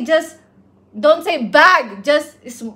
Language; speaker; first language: English; non-native, local second language; Filipino